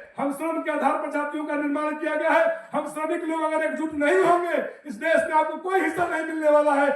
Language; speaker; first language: Hindi; native; Hindi